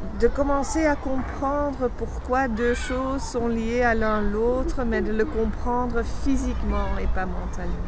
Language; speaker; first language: French; non-native, fluent; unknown